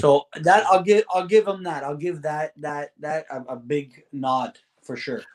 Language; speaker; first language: English; early bilingual, other home language; Italian